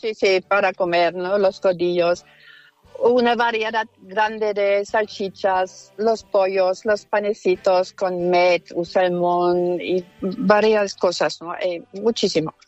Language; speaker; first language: Spanish; non-native, fluent; German